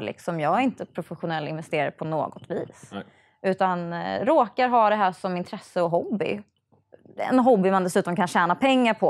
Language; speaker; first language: Swedish; native; Swedish